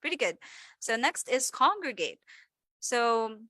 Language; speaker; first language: English; non-native, local second language; Filipino